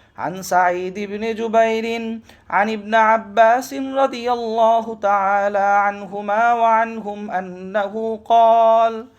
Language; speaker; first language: Arabic; non-native, fluent; Bangla